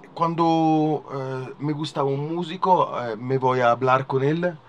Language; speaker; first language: Spanish; non-native, learner; Italian